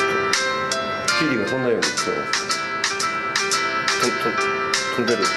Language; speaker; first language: Japanese; native; Japanese